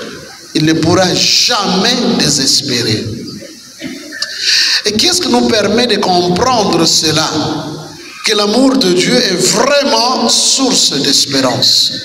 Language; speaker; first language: French; non-native, local second language; Kituba (Democratic Republic of Congo)